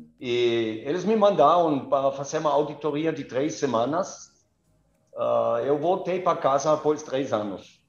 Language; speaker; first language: Portuguese; non-native, fluent; German